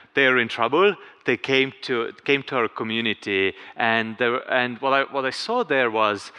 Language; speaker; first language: English; non-native, fluent; Estonian